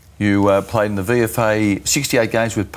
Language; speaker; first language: English; native; English